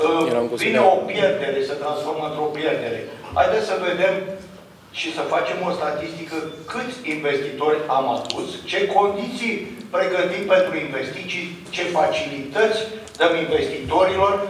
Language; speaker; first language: Romanian; native; Romanian